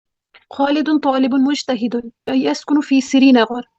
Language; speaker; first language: Arabic; non-native, learner; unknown